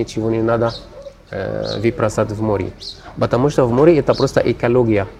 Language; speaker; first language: Russian; non-native, learner; Arabic